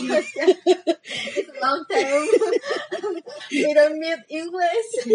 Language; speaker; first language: English; non-native, learner; Indonesian